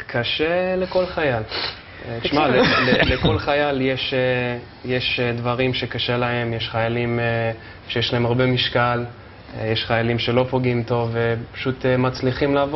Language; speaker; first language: Hebrew; non-native, fluent; English